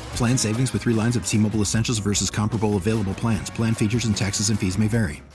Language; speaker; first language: English; native; English